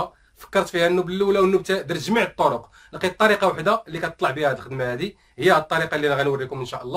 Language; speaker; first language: Arabic; native; Arabic